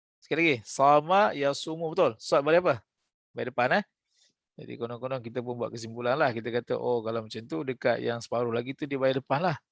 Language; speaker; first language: Malay; native; Malay